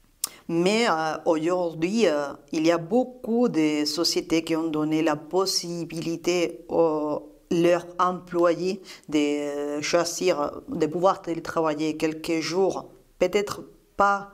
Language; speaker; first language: French; non-native, fluent; Spanish